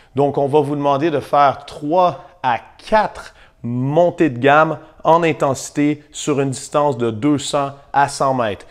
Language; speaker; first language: French; native; French